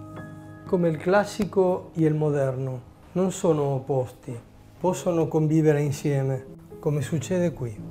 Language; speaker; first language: Italian; non-native, local second language; Spanish